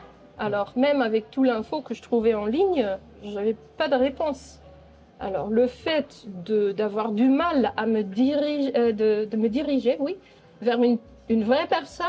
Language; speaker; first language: French; non-native, local second language; Dutch